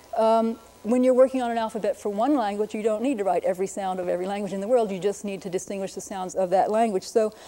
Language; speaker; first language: English; native; English